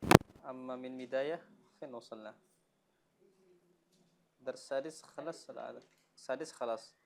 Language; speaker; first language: Arabic; non-native, fluent; Indonesian